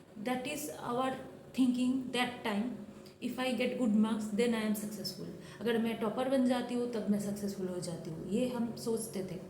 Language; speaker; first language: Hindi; non-native, local second language; Bangla